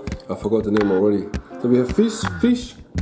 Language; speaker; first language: English; non-native, fluent; German